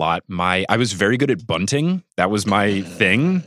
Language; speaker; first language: English; native; English